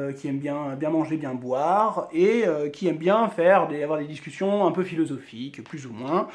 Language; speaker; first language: French; native; French